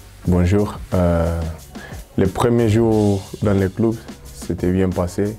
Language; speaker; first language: French; non-native, fluent; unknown